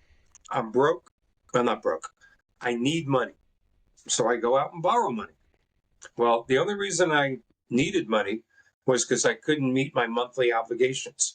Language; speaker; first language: English; native; English